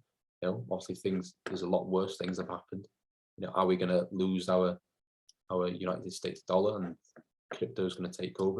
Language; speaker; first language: English; native; English